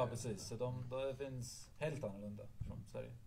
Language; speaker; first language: Swedish; non-native, learner; English